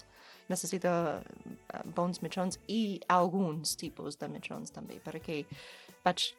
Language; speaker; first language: Catalan; non-native, learner; English